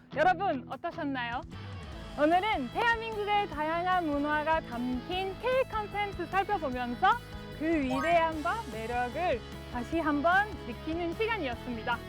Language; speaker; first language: Korean; non-native, fluent; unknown